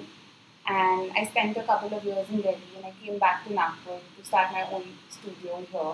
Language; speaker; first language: English; non-native, local second language; Hindi